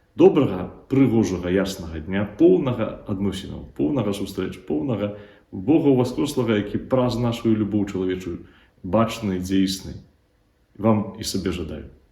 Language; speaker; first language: Belarusian; native; Belarusian